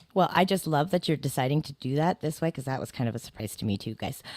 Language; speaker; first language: English; native; English